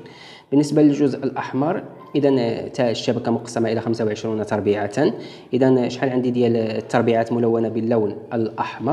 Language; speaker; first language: Arabic; native; Arabic